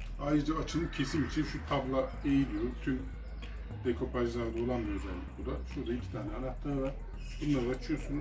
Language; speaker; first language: Turkish; native; Turkish